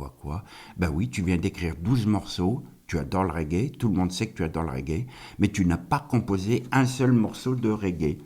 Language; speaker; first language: French; non-native, local second language; Kabyle